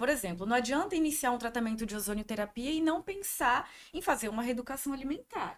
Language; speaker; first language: Portuguese; native; Portuguese